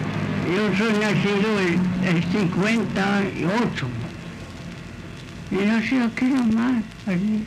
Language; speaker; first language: Spanish; non-native, local second language; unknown